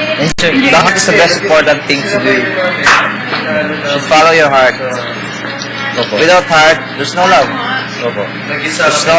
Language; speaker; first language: English; non-native, learner; Cebuano